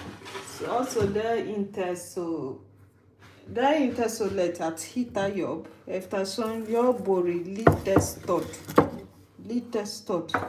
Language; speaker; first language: Swedish; non-native, learner; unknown